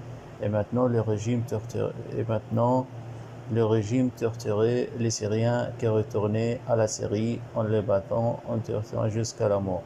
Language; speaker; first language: French; non-native, learner; Arabic